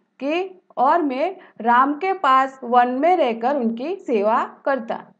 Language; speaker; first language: Hindi; non-native, local second language; Gujarati